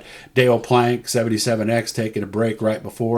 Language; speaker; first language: English; native; English